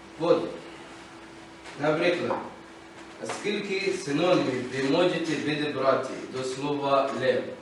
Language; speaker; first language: Ukrainian; non-native, learner; Arabic